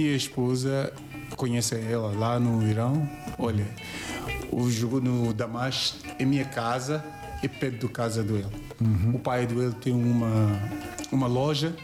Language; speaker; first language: Portuguese; non-native, learner; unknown